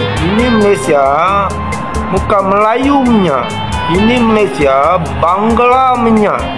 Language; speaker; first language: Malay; non-native, local second language; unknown